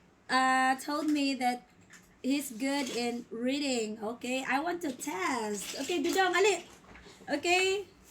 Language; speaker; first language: English; non-native, local second language; Filipino